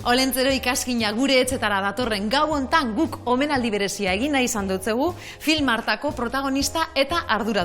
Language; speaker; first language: Basque; native; Basque